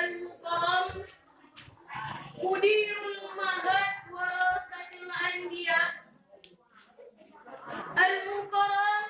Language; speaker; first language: Arabic; non-native, learner; Indonesian